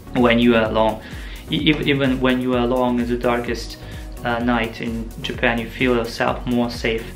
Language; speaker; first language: English; non-native, fluent; Russian